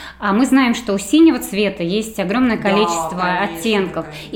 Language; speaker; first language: Russian; native; Russian